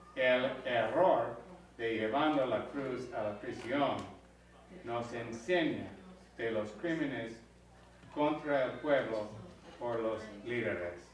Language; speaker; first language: Spanish; non-native, learner; English